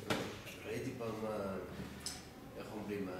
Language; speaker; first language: Hebrew; non-native, learner; English